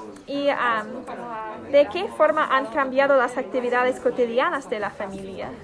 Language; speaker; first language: Spanish; non-native, fluent; English